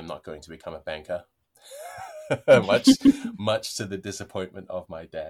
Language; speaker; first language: English; native; English